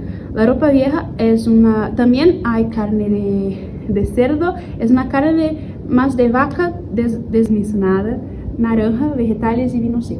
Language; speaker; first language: Spanish; non-native, learner; Portuguese